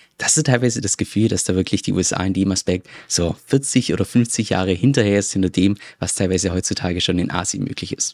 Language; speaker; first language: German; native; German